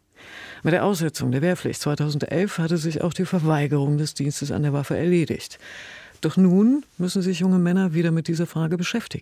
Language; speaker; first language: German; native; German